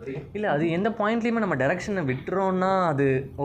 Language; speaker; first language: Tamil; native; Tamil